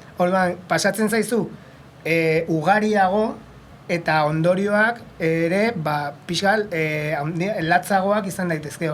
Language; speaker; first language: Basque; non-native, local second language; Spanish